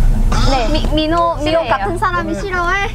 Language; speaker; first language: Korean; non-native, learner; Vietnamese